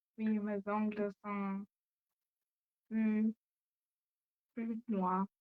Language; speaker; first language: French; non-native, learner; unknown